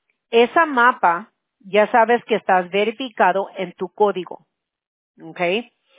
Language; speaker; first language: Spanish; early bilingual, other home language; English